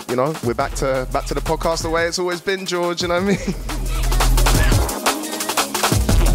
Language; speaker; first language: English; native; English